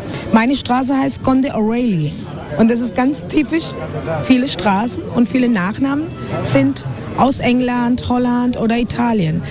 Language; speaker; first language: German; non-native, fluent; Spanish